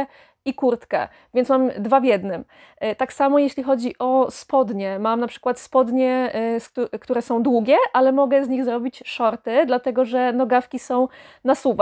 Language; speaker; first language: Polish; native; Polish